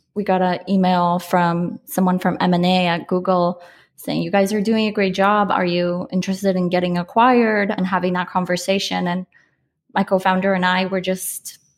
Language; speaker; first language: English; early bilingual, other home language; Polish